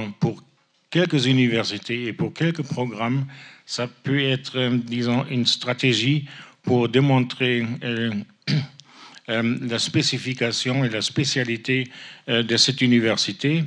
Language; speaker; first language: French; non-native, fluent; German